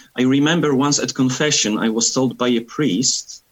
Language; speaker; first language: English; non-native, fluent; Polish